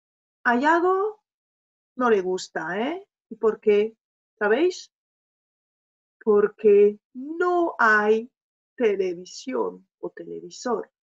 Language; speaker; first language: Spanish; non-native, fluent; French